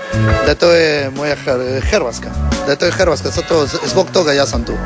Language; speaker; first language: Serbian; non-native, learner; Spanish